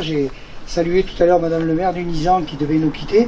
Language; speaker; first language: French; native; French